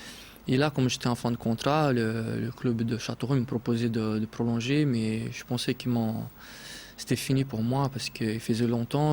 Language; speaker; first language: French; non-native, fluent; Portuguese